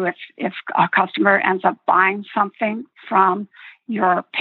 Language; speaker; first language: English; native; English